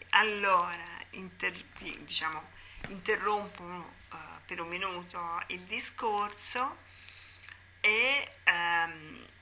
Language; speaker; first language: Italian; native; Italian